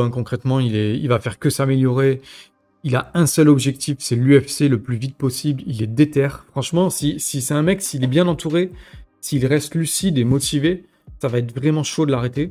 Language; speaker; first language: French; native; French